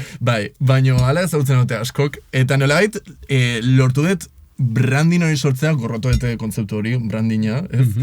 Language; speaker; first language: Basque; native; Basque